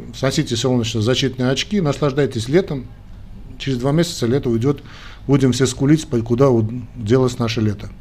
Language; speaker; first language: Russian; non-native, local second language; Armenian